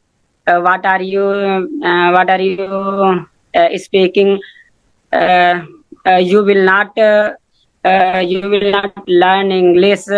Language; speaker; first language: English; non-native, learner; Hindi